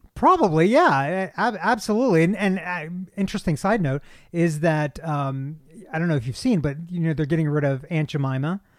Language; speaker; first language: English; native; English